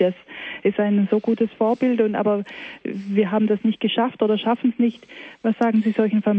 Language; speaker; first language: German; native; German